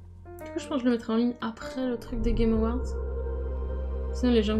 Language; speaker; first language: French; native; French